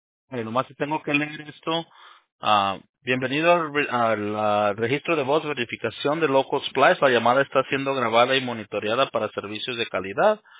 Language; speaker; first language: Spanish; early bilingual, heritage; Spanish